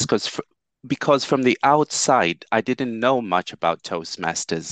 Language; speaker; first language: English; non-native, local second language; Bemba